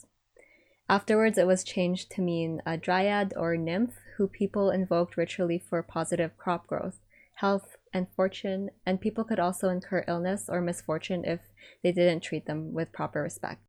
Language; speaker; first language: English; non-native, local second language; Iloko